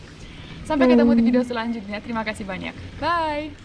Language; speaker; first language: Indonesian; non-native, fluent; Romanian